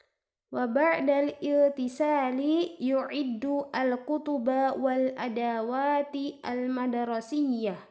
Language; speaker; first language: Arabic; non-native, fluent; Indonesian